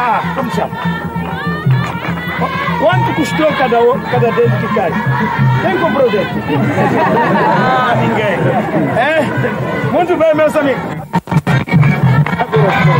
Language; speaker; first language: Portuguese; non-native, local second language; Tsonga